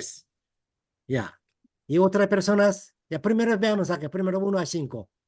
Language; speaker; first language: Spanish; non-native, fluent; Korean